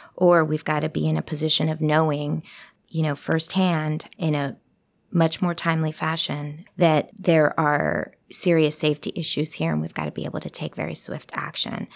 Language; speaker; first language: English; early bilingual, other home language; Spanish